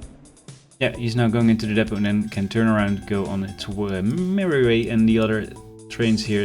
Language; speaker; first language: English; non-native, fluent; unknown